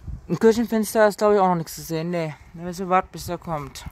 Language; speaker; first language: German; native; German